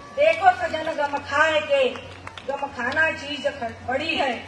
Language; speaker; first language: Hindi; non-native, local second language; Marathi